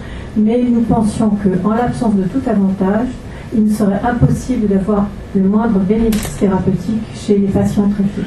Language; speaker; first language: French; native; French